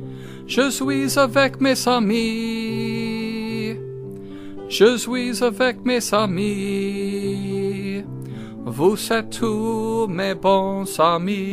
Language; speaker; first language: French; non-native, learner; English